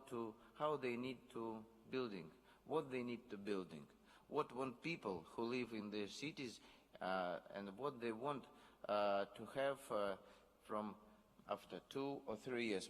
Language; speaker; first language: English; non-native, learner; Russian